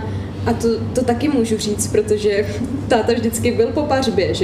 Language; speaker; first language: Czech; native; Czech